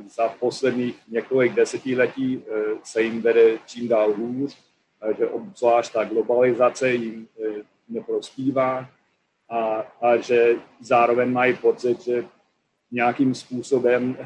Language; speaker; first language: Czech; non-native, fluent; English